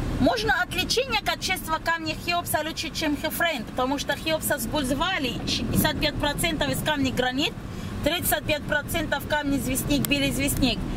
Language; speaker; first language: Russian; non-native, learner; Arabic